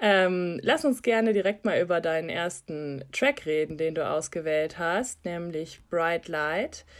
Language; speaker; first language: German; native; German